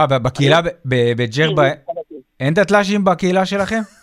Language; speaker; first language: Hebrew; native; Hebrew